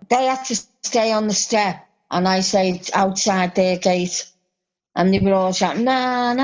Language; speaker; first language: English; native; English